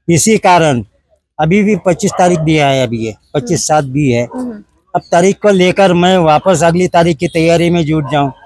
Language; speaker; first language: Hindi; non-native, local second language; Marathi